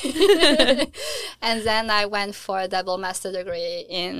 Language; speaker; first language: English; non-native, fluent; French